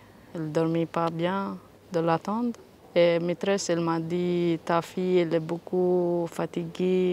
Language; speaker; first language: French; non-native, learner; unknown